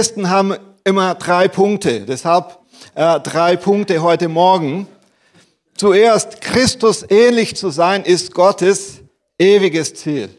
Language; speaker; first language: German; non-native, fluent; Portuguese